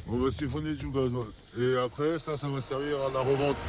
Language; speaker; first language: French; non-native, learner; Romanian